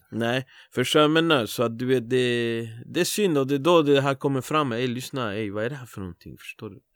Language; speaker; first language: Swedish; early bilingual, other home language; Spanish